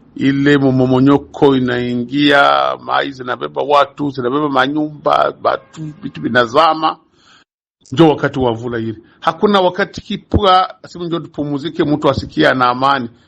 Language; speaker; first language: Swahili; native; Swahili